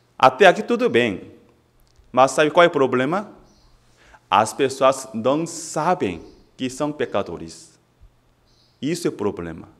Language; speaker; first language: Portuguese; non-native, fluent; Korean